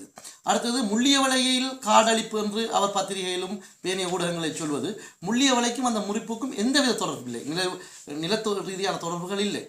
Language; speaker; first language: Tamil; native; Tamil